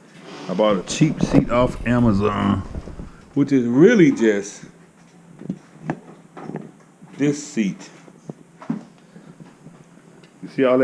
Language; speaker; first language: English; native; English